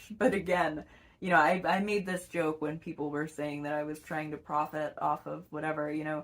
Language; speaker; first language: English; native; English